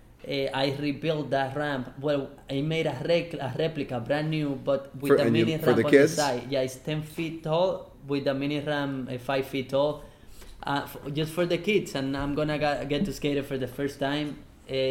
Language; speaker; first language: English; non-native, fluent; Spanish